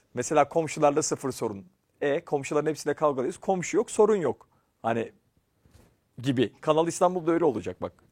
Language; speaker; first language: Turkish; native; Turkish